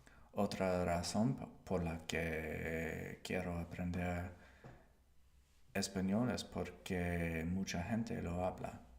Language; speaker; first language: Spanish; non-native, learner; English